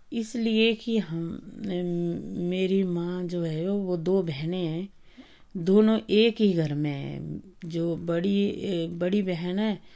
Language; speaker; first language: Hindi; native; Hindi